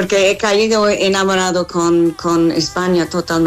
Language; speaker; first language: Spanish; non-native, fluent; English